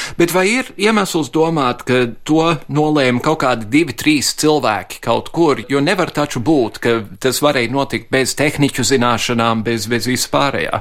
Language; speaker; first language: Latvian; early bilingual, heritage; Latvian